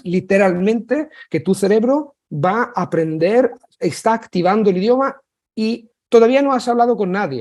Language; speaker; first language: Spanish; non-native, fluent; Italian